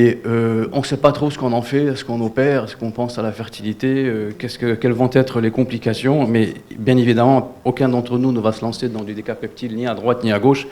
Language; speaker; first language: French; non-native, local second language; Wolof